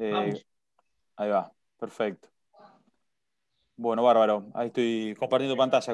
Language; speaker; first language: Spanish; native; Spanish